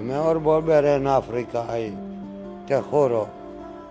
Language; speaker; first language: Spanish; non-native, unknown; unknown